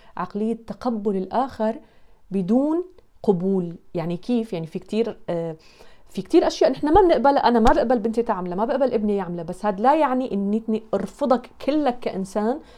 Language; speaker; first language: Arabic; native; Arabic